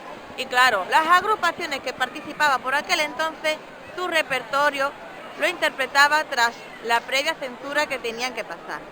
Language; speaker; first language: Spanish; native; Spanish